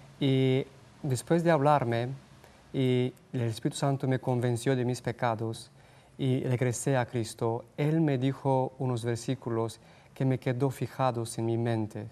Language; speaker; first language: Spanish; non-native, fluent; Romanian